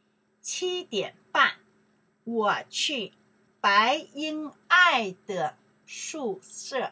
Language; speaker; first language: Chinese; non-native, learner; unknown